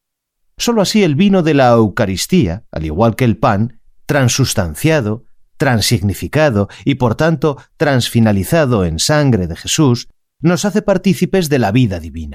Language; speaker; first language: Spanish; native; Spanish